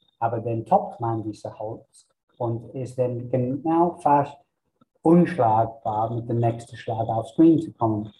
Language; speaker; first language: German; non-native, fluent; English